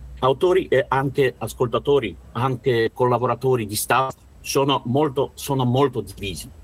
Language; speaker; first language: Italian; non-native, learner; Russian